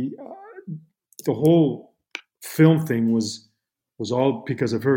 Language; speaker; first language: English; non-native, fluent; Italian